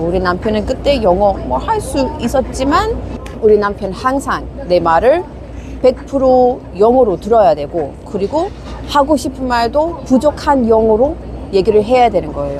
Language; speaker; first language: Korean; non-native, fluent; English